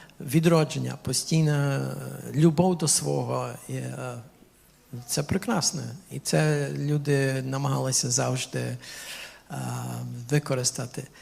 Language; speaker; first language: Ukrainian; early bilingual, heritage; Ukrainian